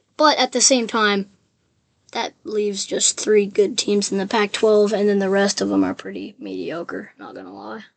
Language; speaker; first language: English; native; English